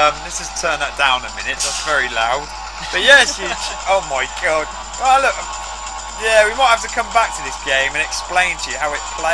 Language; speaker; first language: English; native; English